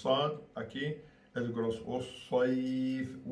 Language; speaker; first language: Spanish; non-native, learner; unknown